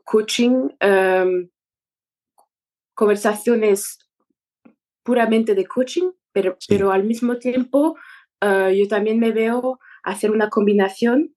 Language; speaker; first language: Spanish; non-native, fluent; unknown